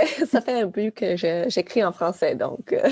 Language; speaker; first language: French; non-native, local second language; English